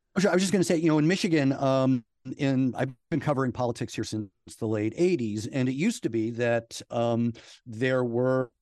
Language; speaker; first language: English; native; English